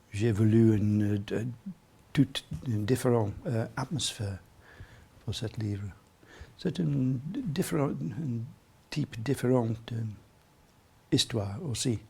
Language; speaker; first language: French; non-native, learner; English